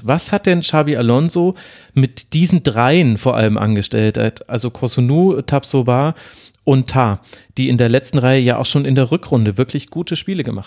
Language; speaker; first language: German; native; German